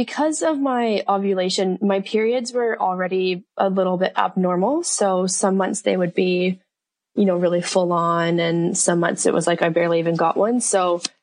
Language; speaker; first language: English; native; English